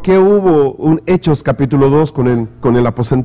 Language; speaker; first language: Spanish; native; Spanish